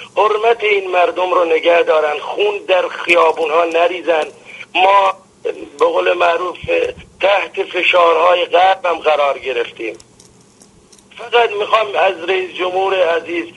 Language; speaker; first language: Persian; non-native, local second language; Arabic